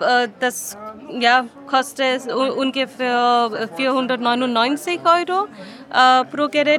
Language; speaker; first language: German; non-native, learner; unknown